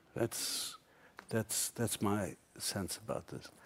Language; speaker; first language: English; native; English